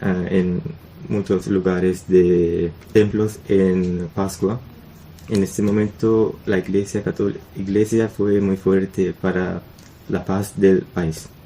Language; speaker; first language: Spanish; non-native, learner; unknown